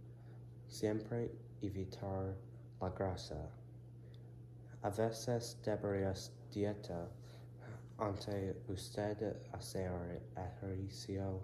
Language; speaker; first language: Spanish; non-native, learner; English